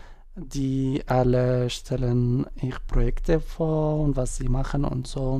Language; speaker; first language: German; non-native, learner; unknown